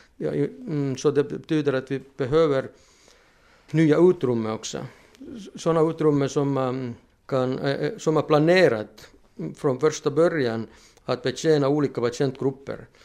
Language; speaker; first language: Swedish; non-native, fluent; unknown